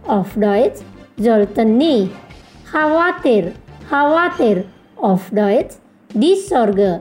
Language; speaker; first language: German; non-native, fluent; Indonesian